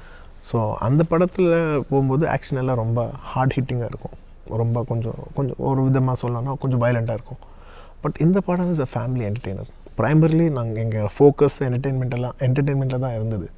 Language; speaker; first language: Tamil; non-native, local second language; Telugu